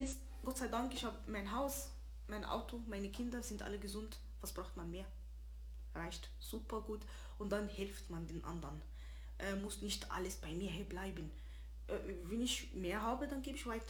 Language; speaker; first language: German; early bilingual, other home language; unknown